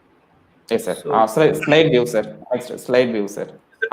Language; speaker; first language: English; non-native, local second language; Tamil